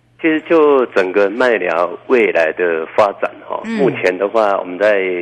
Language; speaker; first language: Chinese; native; Chinese